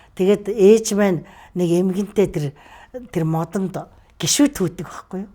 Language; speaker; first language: Mongolian; native; Mongolian